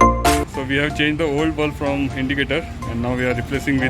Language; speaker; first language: English; non-native, local second language; Hindi